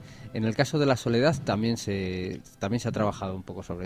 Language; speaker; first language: Spanish; native; Spanish